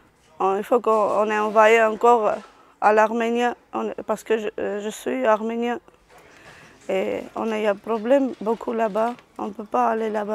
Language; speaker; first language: French; non-native, learner; Armenian